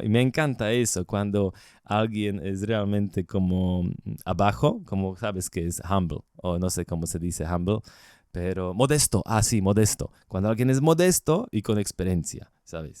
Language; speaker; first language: Spanish; non-native, learner; Slovak